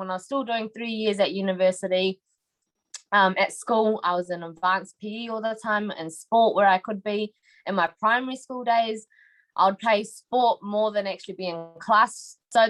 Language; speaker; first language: English; native; English